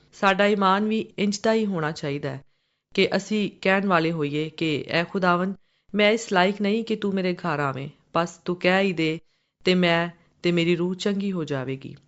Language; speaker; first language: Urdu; non-native, local second language; Punjabi